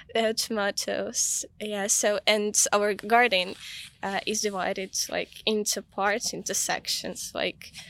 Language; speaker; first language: English; non-native, fluent; Ukrainian